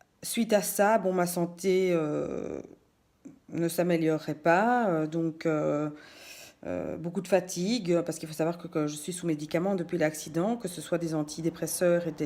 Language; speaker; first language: French; native; French